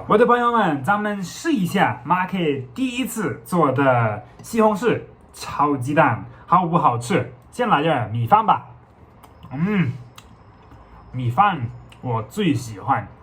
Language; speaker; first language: Chinese; non-native, fluent; German